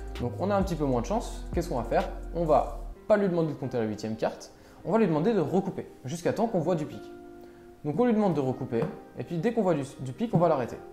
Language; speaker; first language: French; native; French